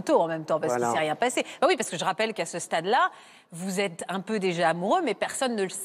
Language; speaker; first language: French; native; French